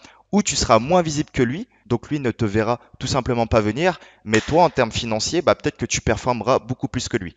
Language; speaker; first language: French; native; French